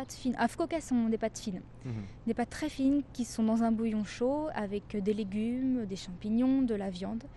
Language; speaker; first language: French; native; French